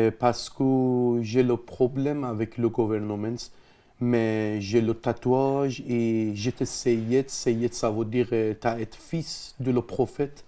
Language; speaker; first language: French; non-native, learner; Persian